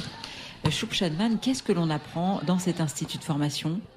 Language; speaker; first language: French; native; French